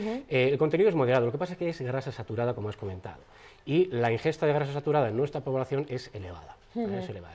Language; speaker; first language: Spanish; native; Spanish